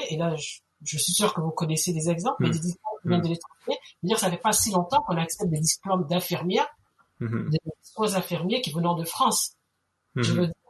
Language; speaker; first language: French; native; French